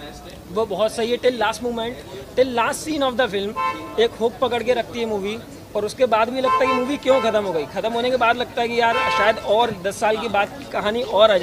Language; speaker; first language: Hindi; native; Hindi